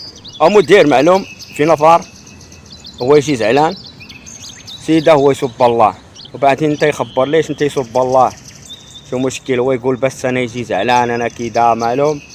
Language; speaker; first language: Arabic; non-native, learner; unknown